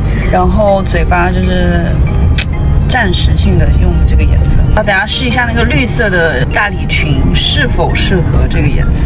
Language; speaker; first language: Chinese; native; Chinese